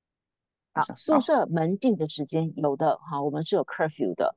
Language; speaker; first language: Chinese; native; Chinese